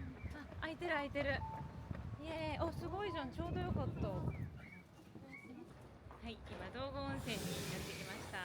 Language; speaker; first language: Japanese; native; Japanese